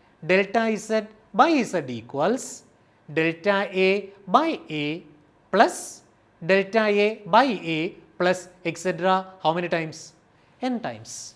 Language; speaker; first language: English; non-native, local second language; Malayalam